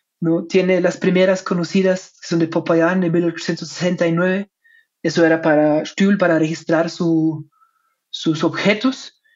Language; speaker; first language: Spanish; non-native, fluent; German